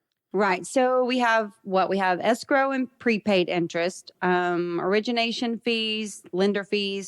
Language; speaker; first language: English; native; English